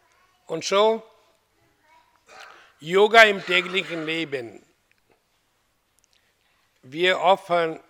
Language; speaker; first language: German; non-native, fluent; Hindi